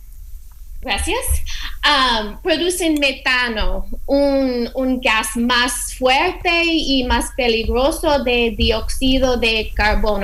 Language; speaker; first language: Spanish; non-native, fluent; English